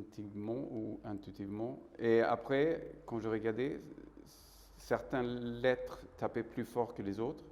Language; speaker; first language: French; non-native, fluent; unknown